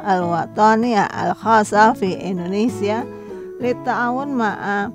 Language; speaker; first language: Arabic; non-native, fluent; Indonesian